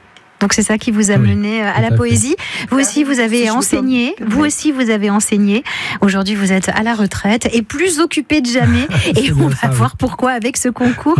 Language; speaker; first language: French; native; French